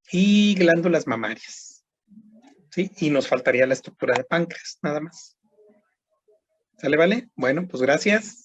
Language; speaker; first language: Spanish; native; Spanish